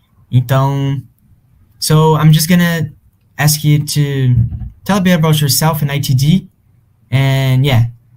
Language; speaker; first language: English; non-native, fluent; Portuguese